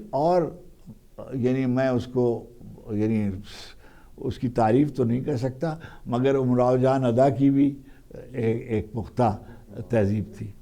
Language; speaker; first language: Urdu; native; Urdu